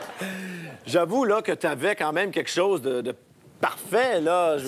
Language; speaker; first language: French; native; French